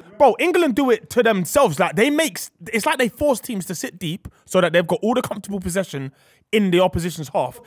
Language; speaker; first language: English; native; English